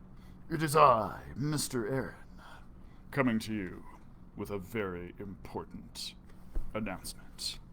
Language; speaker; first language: English; native; English